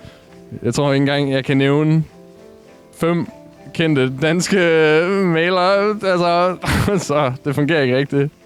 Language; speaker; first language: Danish; native; Danish